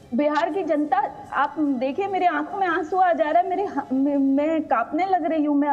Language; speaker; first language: Hindi; native; Hindi